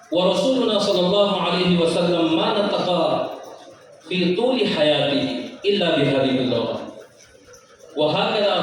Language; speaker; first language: Arabic; non-native, fluent; Urdu